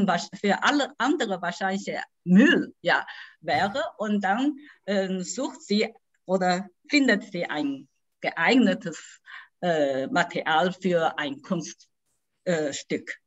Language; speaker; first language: German; non-native, fluent; Chinese